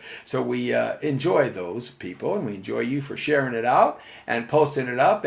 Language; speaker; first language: English; native; English